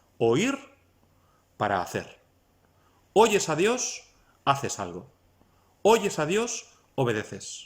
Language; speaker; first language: Spanish; native; Spanish